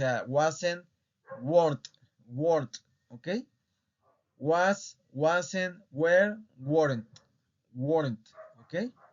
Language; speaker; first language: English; non-native, fluent; Spanish